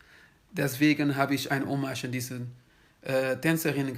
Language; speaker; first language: German; non-native, fluent; Kabuverdianu